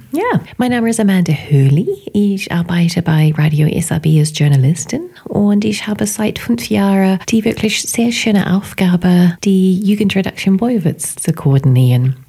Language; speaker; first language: German; non-native, fluent; English